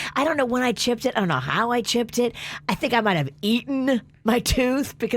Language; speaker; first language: English; native; English